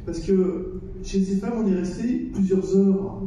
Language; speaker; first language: French; native; French